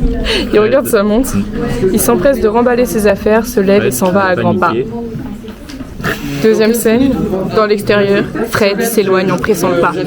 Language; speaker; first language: French; native; French